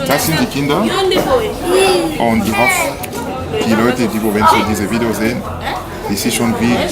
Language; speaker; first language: German; non-native, learner; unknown